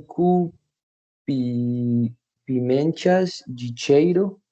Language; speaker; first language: Portuguese; non-native, learner; Spanish